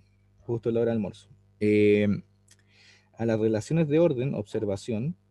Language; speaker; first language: Spanish; native; Spanish